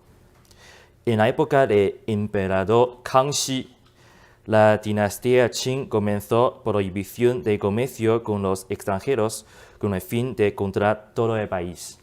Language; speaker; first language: Spanish; non-native, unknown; Chinese